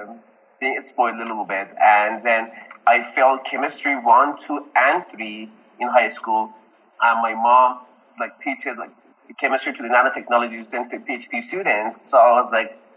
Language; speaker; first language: English; non-native, fluent; Persian